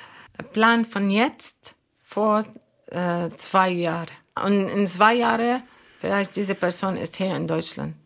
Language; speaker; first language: German; non-native, learner; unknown